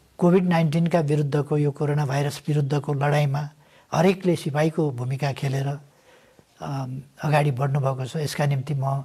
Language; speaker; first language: Nepali; native; Nepali